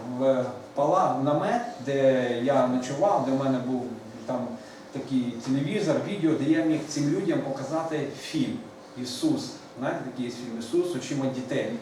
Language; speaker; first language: Ukrainian; early bilingual, other home language; Russian